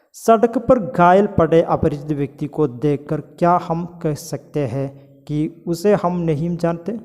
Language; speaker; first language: Hindi; non-native, local second language; Malayalam